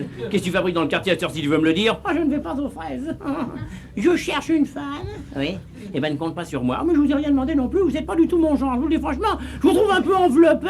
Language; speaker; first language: French; native; French